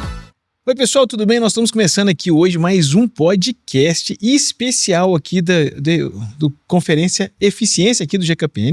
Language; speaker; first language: Portuguese; native; Portuguese